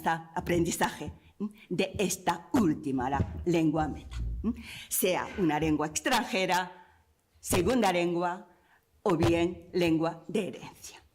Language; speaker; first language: Spanish; non-native, fluent; Japanese